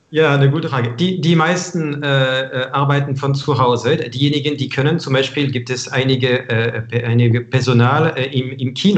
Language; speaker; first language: German; non-native, fluent; French